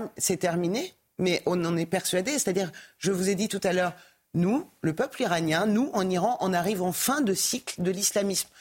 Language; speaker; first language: French; early bilingual, other home language; Persian